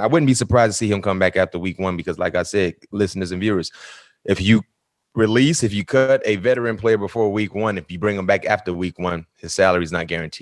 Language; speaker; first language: English; native; English